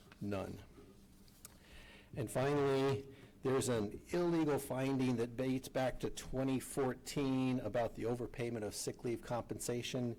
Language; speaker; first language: English; native; English